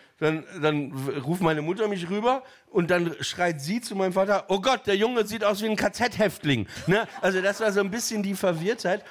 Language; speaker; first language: German; native; German